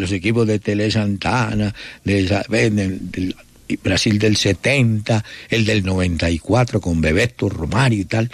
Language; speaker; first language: Spanish; native; Spanish